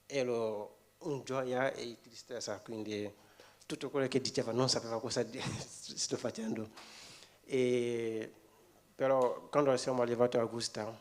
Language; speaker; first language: Italian; non-native, fluent; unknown